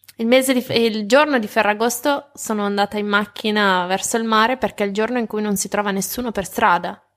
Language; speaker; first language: Italian; native; Italian